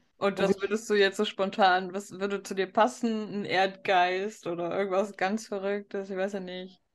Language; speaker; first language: German; native; German